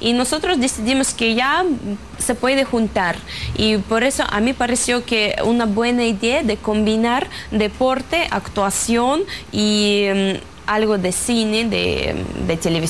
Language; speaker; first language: Spanish; non-native, fluent; Russian